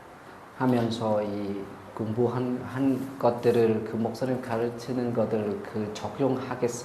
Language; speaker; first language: Korean; non-native, learner; Lao